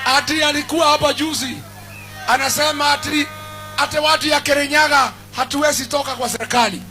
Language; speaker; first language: Swahili; non-native, local second language; Kikuyu